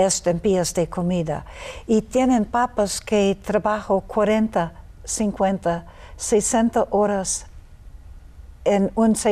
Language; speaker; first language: Spanish; non-native, learner; English